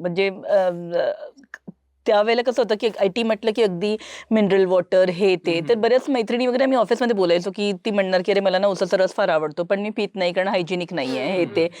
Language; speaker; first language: Marathi; non-native, local second language; Marwari